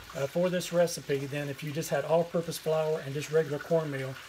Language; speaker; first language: English; native; English